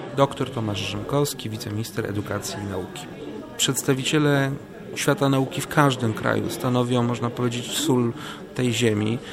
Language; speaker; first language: Polish; native; Polish